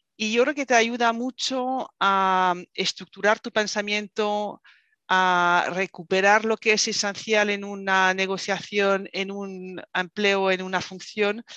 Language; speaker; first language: Spanish; non-native, fluent; French